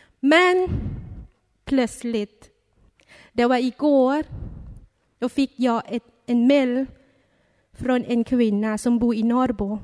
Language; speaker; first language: Swedish; non-native, learner; Thai